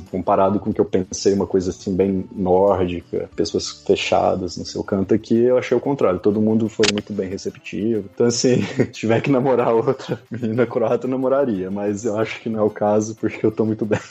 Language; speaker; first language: Portuguese; native; Portuguese